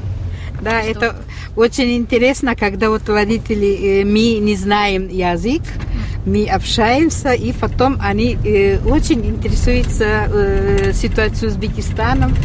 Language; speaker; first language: Russian; non-native, local second language; Uzbek